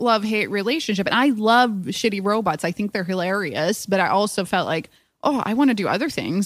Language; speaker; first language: English; non-native, fluent; Swedish